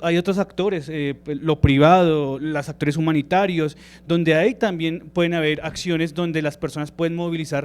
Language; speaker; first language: Spanish; native; Spanish